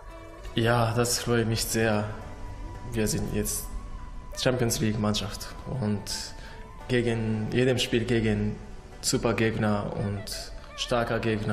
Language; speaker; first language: German; non-native, learner; Japanese